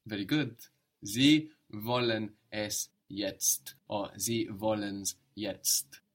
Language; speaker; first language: German; non-native, fluent; English